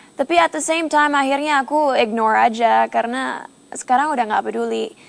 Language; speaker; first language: Indonesian; early bilingual, heritage; Indonesian